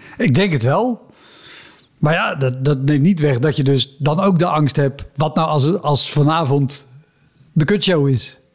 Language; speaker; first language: Dutch; native; Dutch